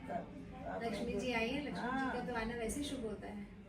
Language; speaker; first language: Hindi; native; Hindi